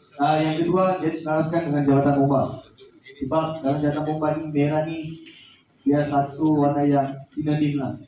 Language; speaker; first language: Malay; native; Malay